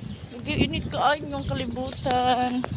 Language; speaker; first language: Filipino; non-native, local second language; Cebuano